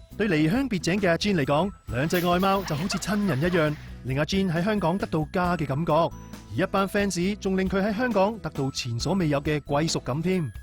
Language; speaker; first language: Cantonese; native; Cantonese